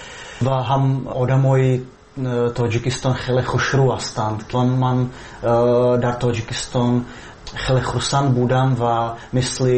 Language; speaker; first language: Persian; non-native, learner; Czech